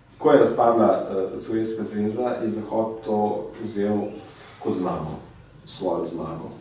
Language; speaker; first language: Slovenian; native; Slovenian